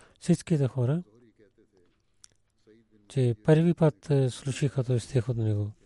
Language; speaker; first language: Bulgarian; non-native, learner; Urdu